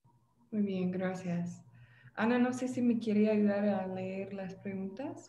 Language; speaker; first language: Spanish; non-native, fluent; English